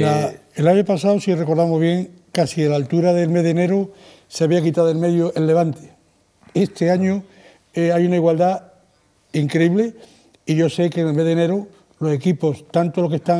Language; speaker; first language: Spanish; native; Spanish